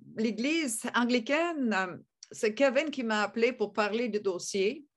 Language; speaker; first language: French; native; French